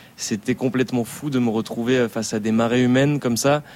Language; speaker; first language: French; native; French